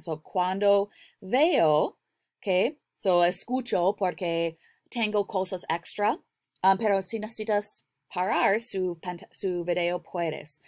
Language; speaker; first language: Spanish; non-native, learner; English